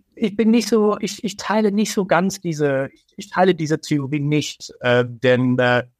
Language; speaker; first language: German; early bilingual, other home language; Persian